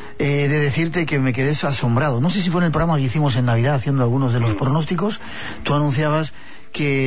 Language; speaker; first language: Spanish; native; Spanish